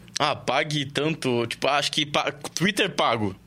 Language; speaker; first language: Portuguese; native; Portuguese